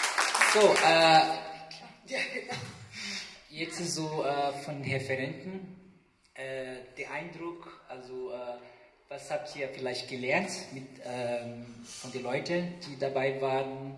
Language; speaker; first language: German; non-native, fluent; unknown